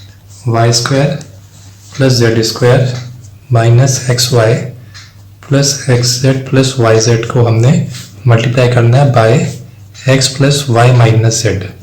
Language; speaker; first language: Hindi; native; Hindi